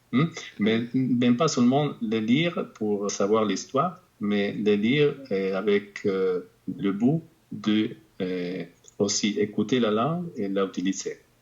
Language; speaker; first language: French; non-native, fluent; Spanish